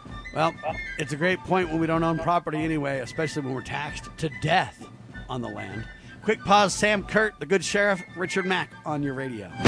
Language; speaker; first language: English; native; English